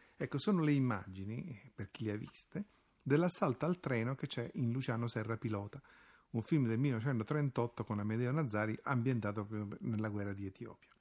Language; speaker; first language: Italian; native; Italian